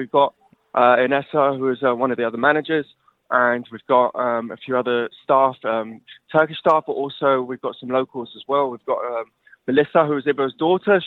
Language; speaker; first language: English; native; English